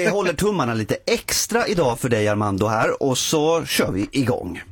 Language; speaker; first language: Swedish; native; Swedish